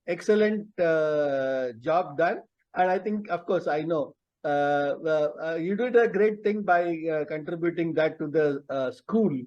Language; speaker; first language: English; non-native, local second language; Telugu